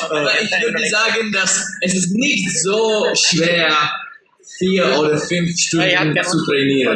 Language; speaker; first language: German; non-native, learner; Czech